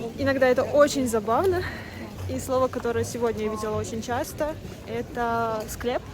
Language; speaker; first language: Russian; native; Russian